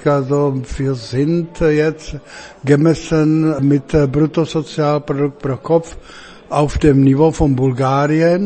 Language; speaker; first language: German; non-native, fluent; Czech